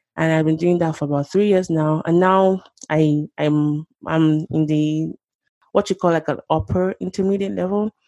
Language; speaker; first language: English; non-native, local second language; Yoruba